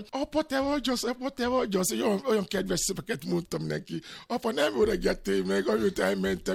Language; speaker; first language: Hungarian; non-native, learner; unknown